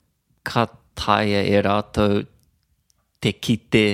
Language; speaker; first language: Māori; non-native, local second language; English